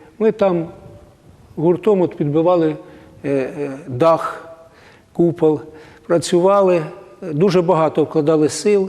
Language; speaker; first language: Ukrainian; native; Ukrainian